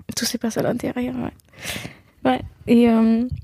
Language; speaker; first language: French; non-native, fluent; Spanish